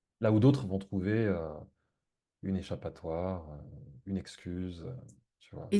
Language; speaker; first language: French; native; French